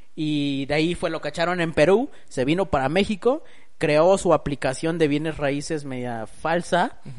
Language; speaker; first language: Spanish; early bilingual, heritage; Spanish